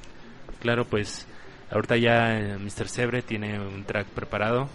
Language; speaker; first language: Spanish; native; Spanish